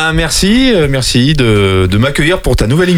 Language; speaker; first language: French; native; French